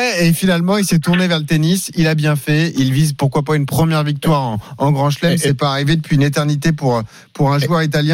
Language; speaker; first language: French; native; French